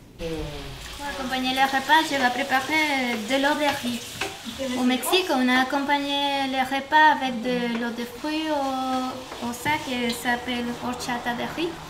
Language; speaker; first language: French; non-native, learner; Spanish